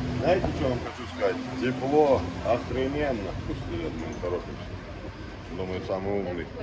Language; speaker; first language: Russian; native; Russian